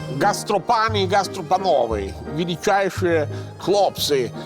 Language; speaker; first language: Ukrainian; non-native, fluent; Italian